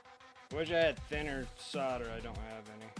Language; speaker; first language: English; native; English